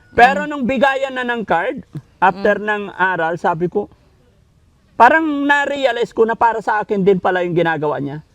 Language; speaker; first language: Filipino; native; Filipino